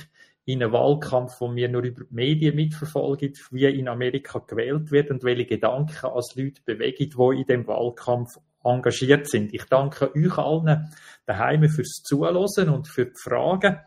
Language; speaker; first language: German; native; German